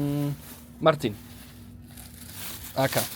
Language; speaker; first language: Spanish; non-native, learner; French